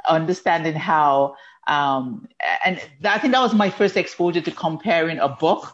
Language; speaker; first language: English; non-native, local second language; Yoruba